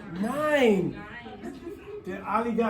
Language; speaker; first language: German; non-native, fluent; English